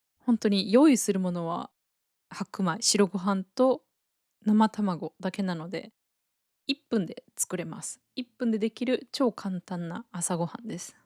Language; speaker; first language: Japanese; native; Japanese